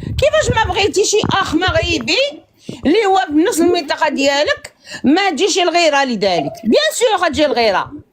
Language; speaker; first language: Arabic; native; Arabic